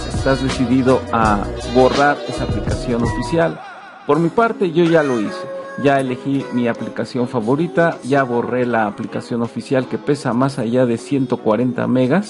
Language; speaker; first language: Spanish; native; Spanish